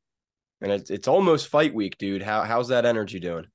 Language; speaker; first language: English; native; English